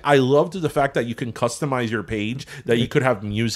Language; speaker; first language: English; early bilingual, other home language; Spanish